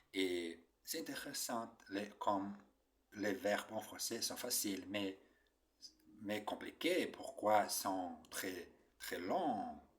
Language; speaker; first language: French; non-native, learner; Portuguese